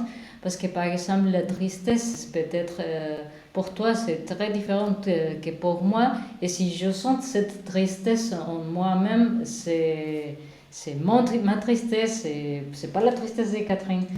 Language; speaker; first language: French; non-native, learner; Spanish